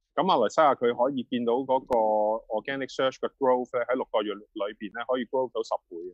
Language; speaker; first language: Cantonese; native; Cantonese